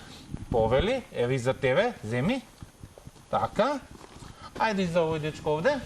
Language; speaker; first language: Macedonian; native; Macedonian